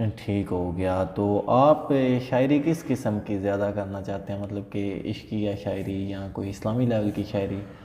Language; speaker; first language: Urdu; non-native, local second language; Punjabi